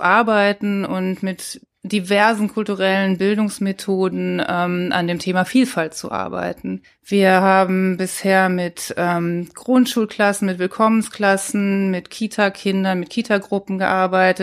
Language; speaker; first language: German; native; German